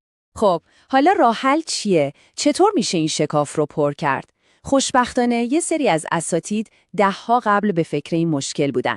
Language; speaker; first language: Persian; native; Persian